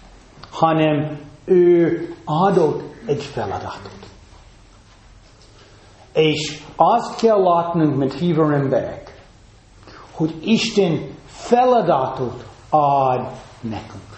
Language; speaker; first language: Hungarian; non-native, fluent; English